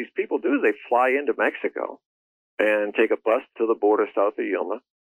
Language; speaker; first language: English; native; English